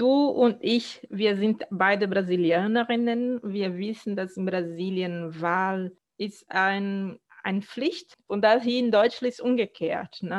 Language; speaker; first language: German; non-native, fluent; Portuguese